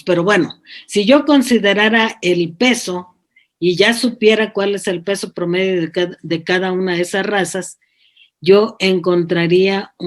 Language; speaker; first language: Spanish; native; Spanish